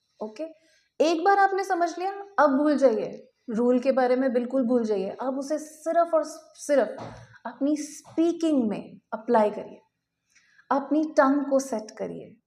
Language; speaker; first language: Hindi; native; Hindi